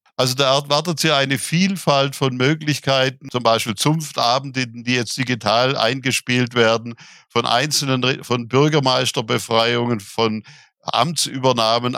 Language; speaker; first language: German; native; German